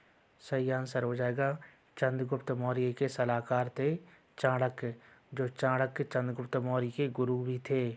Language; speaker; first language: Hindi; native; Hindi